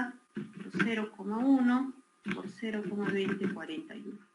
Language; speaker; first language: Spanish; native; Spanish